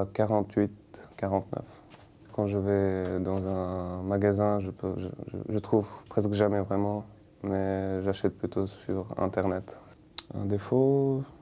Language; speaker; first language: French; non-native, learner; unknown